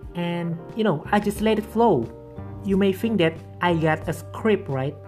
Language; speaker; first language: English; non-native, fluent; Indonesian